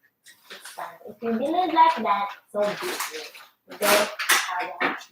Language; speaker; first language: English; non-native, local second language; Filipino